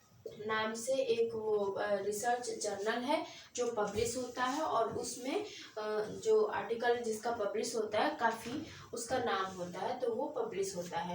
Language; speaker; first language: Hindi; native; Hindi